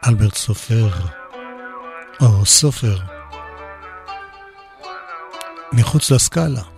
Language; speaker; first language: Hebrew; native; Hebrew